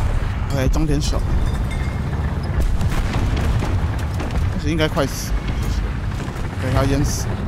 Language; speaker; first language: Chinese; native; Chinese